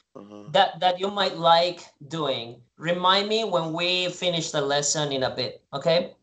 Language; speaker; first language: English; non-native, fluent; Spanish